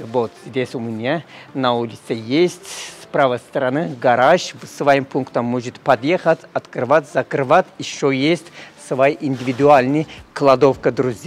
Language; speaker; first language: Russian; non-native, learner; Turkish